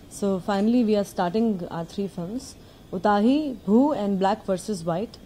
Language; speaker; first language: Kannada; non-native, fluent; Hindi